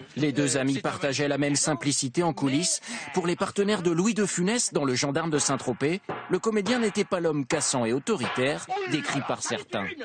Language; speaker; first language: French; native; French